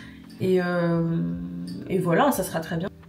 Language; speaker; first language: French; native; French